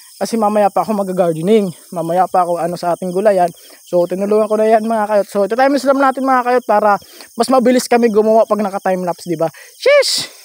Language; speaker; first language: Filipino; non-native, local second language; Masbatenyo